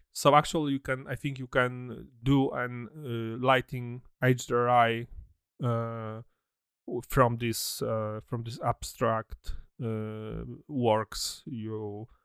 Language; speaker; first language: English; non-native, fluent; Polish